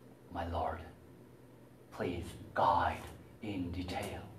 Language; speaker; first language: English; non-native, learner; Korean